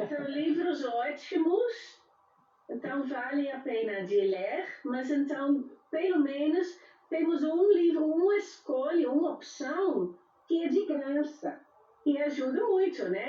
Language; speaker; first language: Portuguese; non-native, fluent; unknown